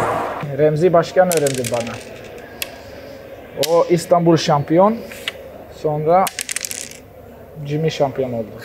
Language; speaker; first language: Turkish; early bilingual, heritage; Turkish